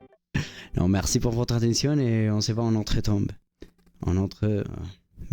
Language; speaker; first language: French; non-native, learner; Spanish